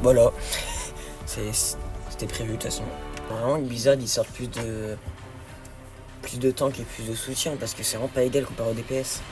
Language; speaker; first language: French; native; French